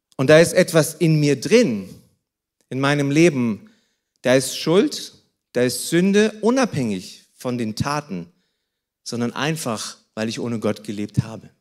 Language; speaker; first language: German; early bilingual, other home language; Russian